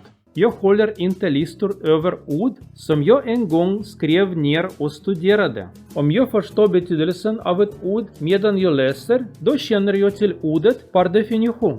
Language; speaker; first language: Swedish; non-native, learner; Russian